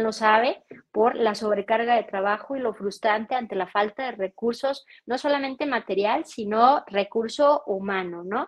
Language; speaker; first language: Spanish; native; Spanish